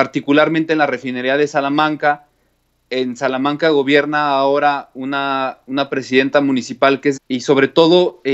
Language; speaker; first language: Spanish; native; Spanish